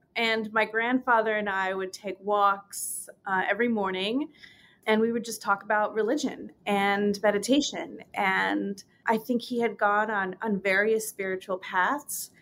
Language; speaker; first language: English; native; English